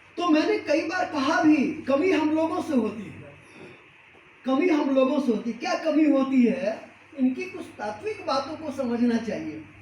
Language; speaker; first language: Hindi; native; Hindi